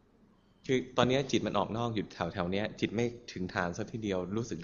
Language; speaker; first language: Thai; native; Thai